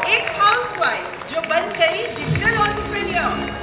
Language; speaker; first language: Hindi; native; Hindi